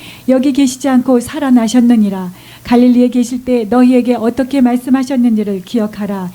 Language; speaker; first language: Korean; native; Korean